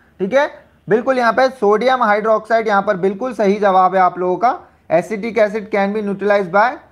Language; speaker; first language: Hindi; native; Hindi